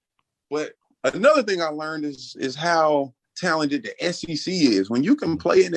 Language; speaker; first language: English; native; English